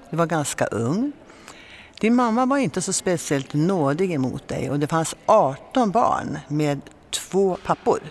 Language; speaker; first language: Swedish; native; Swedish